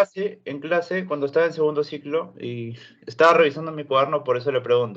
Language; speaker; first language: Spanish; native; Spanish